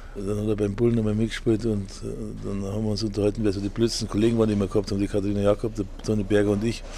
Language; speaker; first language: German; native; German